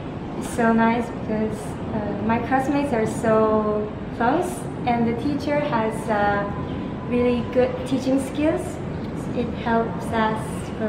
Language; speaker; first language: English; non-native, fluent; Japanese